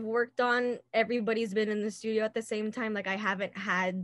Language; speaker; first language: English; native; English